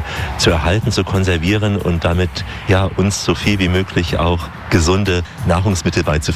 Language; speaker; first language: German; native; German